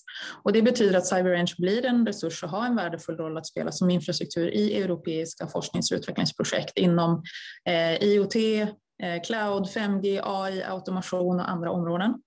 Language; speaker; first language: Swedish; native; Swedish